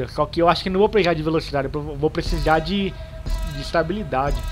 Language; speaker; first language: Portuguese; native; Portuguese